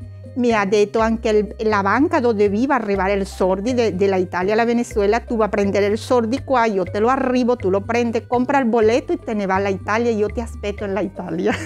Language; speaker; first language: Italian; non-native, learner; Spanish